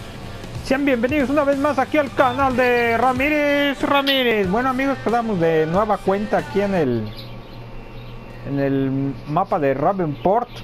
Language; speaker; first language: Spanish; native; Spanish